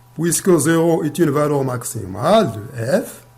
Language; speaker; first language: French; non-native, local second language; Arabic